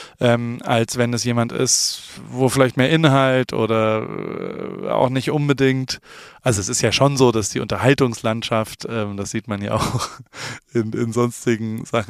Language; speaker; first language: German; native; German